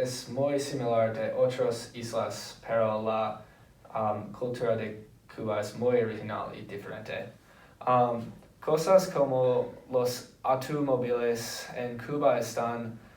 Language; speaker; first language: Spanish; non-native, learner; English